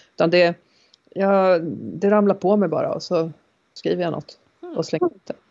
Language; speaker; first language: Swedish; native; Swedish